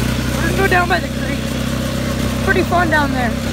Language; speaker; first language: English; native; English